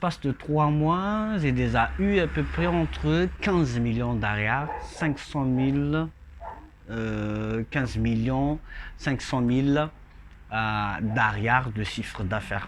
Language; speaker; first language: French; non-native, local second language; Malagasy